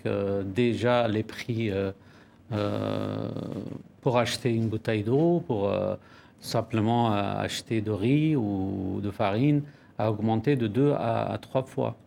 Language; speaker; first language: French; non-native, fluent; Persian